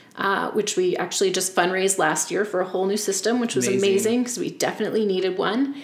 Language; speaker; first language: English; native; English